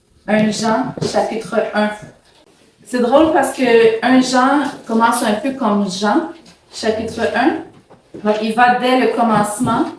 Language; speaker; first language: French; native; French